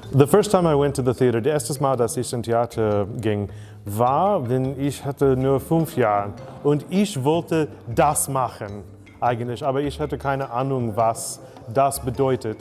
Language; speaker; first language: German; non-native, learner; English